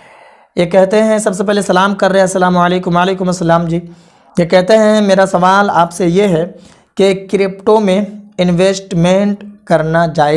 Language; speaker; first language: Hindi; native; Hindi